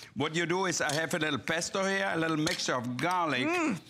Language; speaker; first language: English; non-native, fluent; German